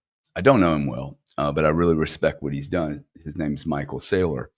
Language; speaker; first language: English; native; English